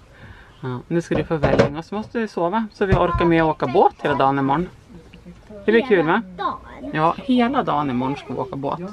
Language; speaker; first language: Swedish; native; Swedish